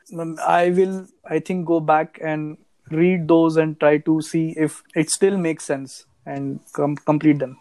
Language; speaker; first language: English; non-native, local second language; Hindi